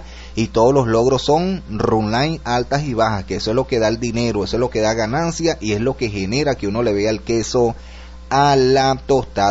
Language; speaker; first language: Spanish; native; Spanish